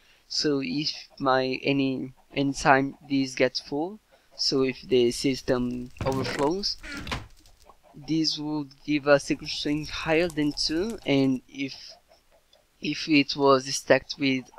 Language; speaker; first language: English; non-native, fluent; Portuguese